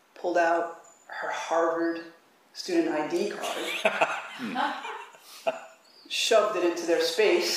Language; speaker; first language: English; native; English